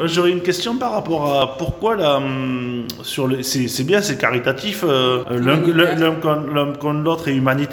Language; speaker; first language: French; native; French